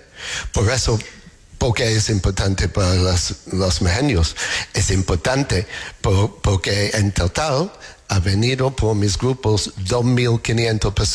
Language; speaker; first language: Spanish; non-native, fluent; English